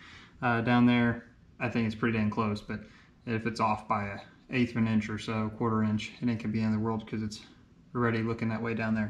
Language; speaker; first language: English; native; English